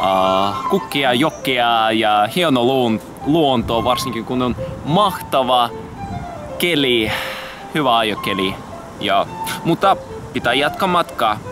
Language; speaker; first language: Finnish; non-native, fluent; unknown